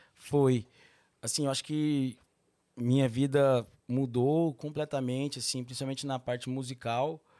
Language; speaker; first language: Portuguese; native; Portuguese